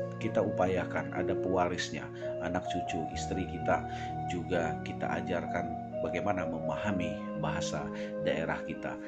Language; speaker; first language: Indonesian; non-native, local second language; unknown